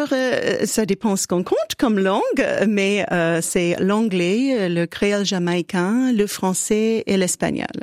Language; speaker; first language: French; native; French